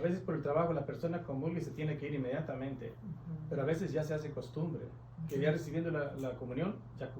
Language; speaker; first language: Spanish; native; Spanish